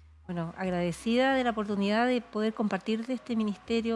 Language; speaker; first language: Spanish; native; Spanish